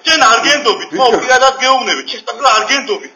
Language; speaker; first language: Georgian; native; Georgian